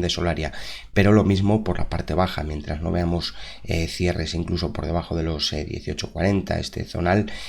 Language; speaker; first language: Spanish; native; Spanish